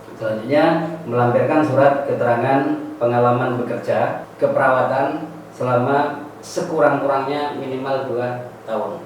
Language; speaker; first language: Indonesian; non-native, local second language; Javanese